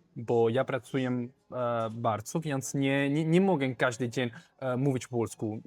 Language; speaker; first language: Polish; non-native, learner; Spanish